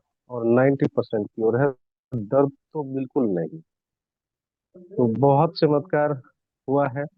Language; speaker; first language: Hindi; native; Hindi